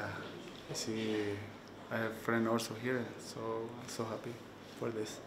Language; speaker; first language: English; non-native, learner; Spanish